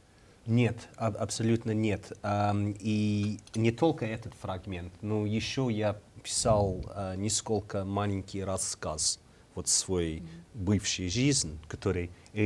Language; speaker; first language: Russian; non-native, learner; English